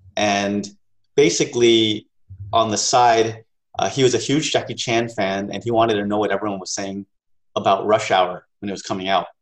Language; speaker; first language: English; native; English